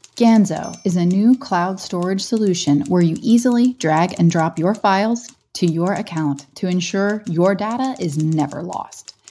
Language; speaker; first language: English; native; English